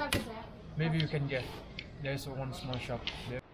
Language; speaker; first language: English; non-native, local second language; Nepali